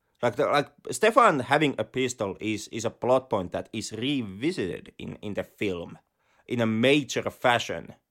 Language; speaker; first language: English; non-native, fluent; Finnish